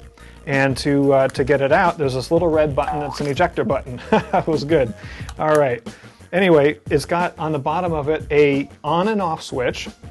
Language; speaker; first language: English; native; English